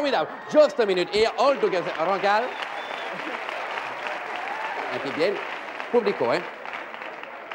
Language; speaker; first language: Spanish; non-native, learner; French